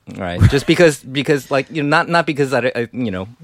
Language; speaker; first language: English; non-native, fluent; Chinese